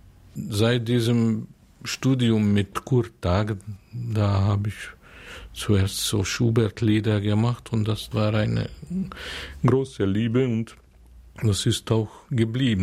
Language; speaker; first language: German; non-native, fluent; Hungarian